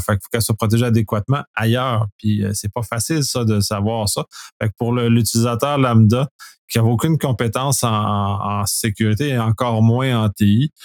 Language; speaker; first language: French; native; French